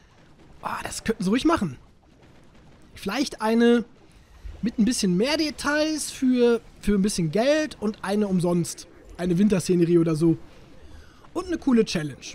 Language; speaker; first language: German; native; German